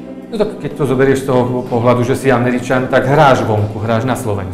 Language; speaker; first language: Slovak; native; Slovak